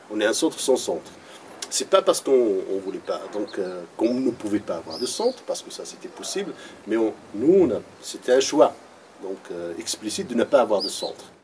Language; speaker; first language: French; non-native, local second language; Arabic